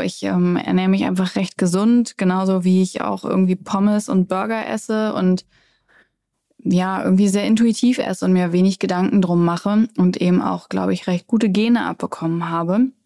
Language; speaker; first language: German; native; German